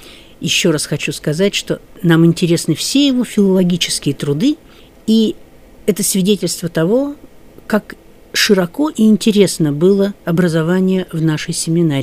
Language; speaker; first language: Russian; native; Russian